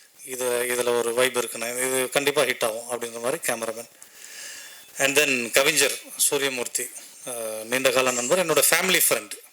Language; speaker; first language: Tamil; native; Tamil